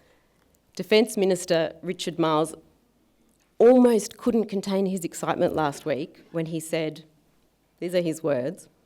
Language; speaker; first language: English; native; English